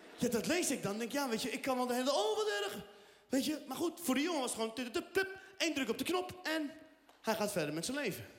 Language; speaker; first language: Dutch; early bilingual, other home language; Riffian